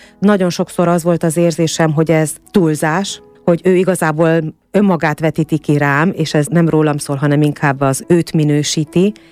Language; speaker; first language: Hungarian; native; Hungarian